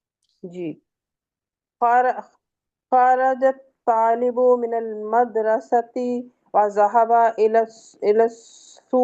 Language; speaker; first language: Arabic; non-native, learner; Urdu